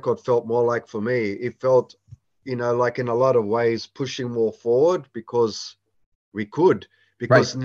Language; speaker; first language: English; native; English